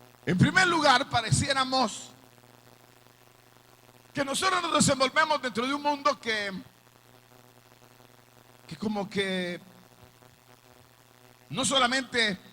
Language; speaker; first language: Spanish; native; Spanish